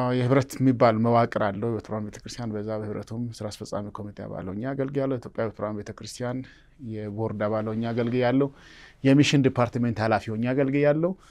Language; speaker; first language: Amharic; non-native, local second language; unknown